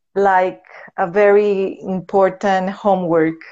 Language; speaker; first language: English; non-native, learner; Spanish